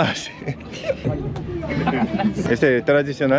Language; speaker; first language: Spanish; non-native, learner; Korean